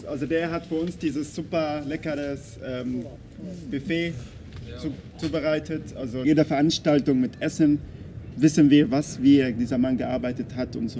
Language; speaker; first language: German; non-native, fluent; Arabic